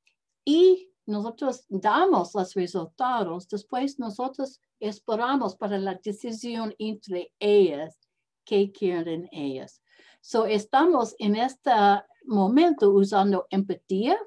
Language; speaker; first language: Spanish; non-native, learner; English